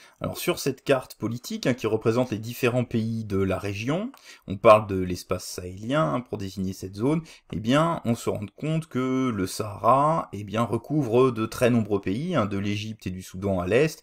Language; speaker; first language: French; native; French